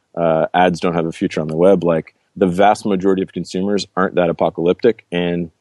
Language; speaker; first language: English; native; English